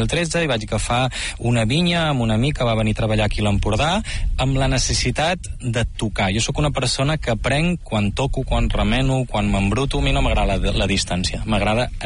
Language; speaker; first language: Catalan; native; Catalan